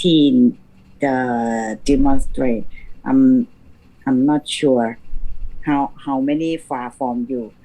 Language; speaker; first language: English; non-native, learner; Thai